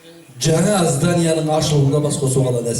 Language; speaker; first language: Kazakh; native; Kazakh